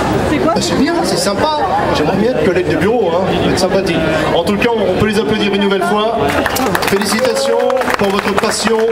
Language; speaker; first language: French; native; French